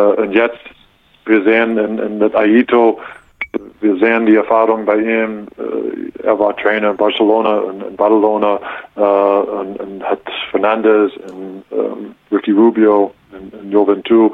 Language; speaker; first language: German; non-native, learner; English